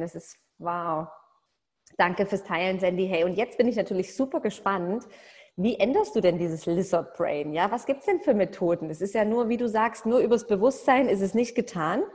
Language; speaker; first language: German; native; German